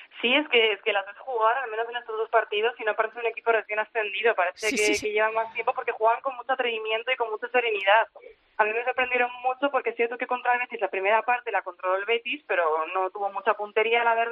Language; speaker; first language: Spanish; native; Spanish